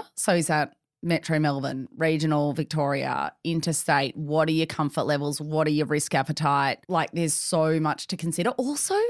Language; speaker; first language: English; native; English